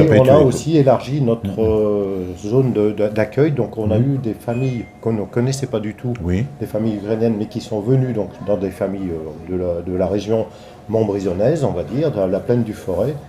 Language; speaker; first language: French; native; French